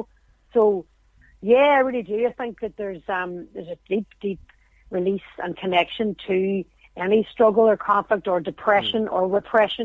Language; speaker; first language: English; native; English